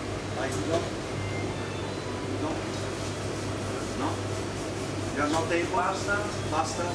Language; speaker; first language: Italian; native; Italian